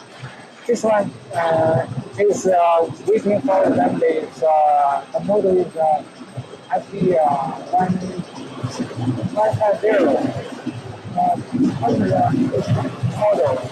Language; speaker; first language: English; non-native, learner; Chinese